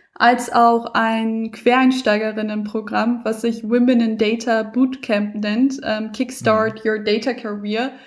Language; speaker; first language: German; early bilingual, other home language; Persian